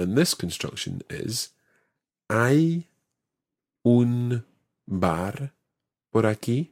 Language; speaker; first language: Spanish; non-native, fluent; English